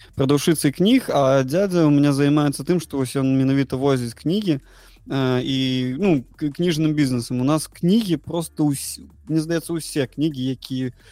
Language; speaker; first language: Belarusian; non-native, local second language; Russian